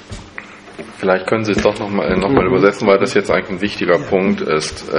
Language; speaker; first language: German; non-native, fluent; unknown